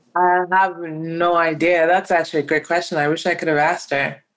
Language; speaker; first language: English; non-native, local second language; Yoruba